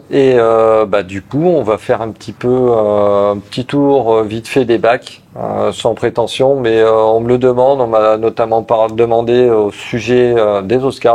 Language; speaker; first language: French; native; French